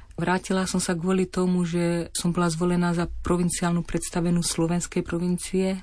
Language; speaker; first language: Slovak; native; Slovak